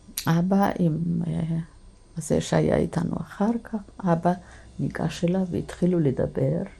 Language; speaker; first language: Hebrew; non-native, fluent; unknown